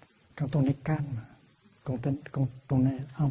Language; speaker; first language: French; non-native, fluent; Vietnamese